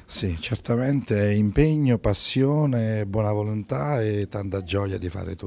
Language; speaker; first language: Italian; native; Italian